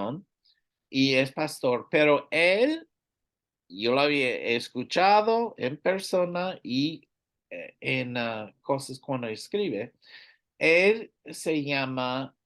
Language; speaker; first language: Spanish; non-native, learner; English